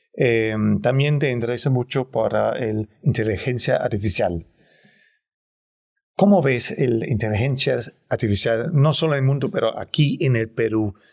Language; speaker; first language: Spanish; non-native, fluent; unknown